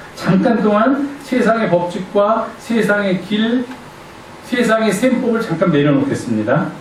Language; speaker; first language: Korean; native; Korean